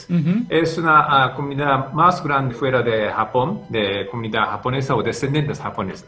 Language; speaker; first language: Spanish; non-native, fluent; Japanese